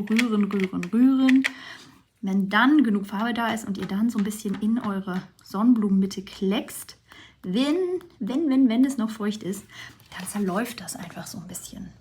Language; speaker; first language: German; native; German